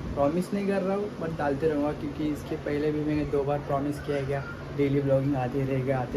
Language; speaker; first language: Hindi; non-native, local second language; Marathi